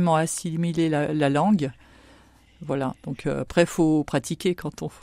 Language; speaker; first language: French; native; French